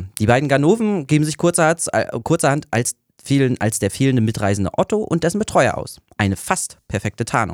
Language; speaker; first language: German; native; German